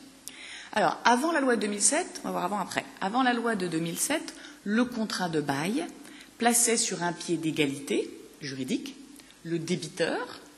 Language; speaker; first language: French; native; French